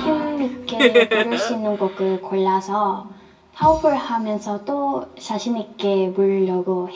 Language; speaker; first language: Korean; non-native, fluent; Thai